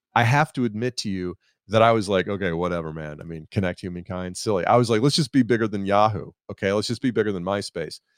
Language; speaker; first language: English; native; English